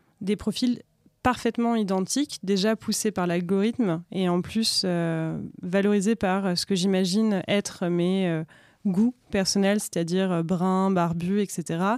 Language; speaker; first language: French; native; French